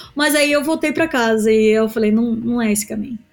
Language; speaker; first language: Portuguese; native; Portuguese